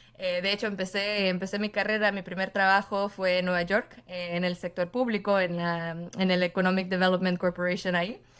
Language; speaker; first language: Spanish; non-native, fluent; Portuguese